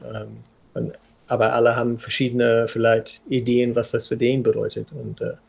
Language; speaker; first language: German; non-native, fluent; English